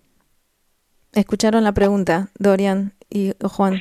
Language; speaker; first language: Spanish; native; Spanish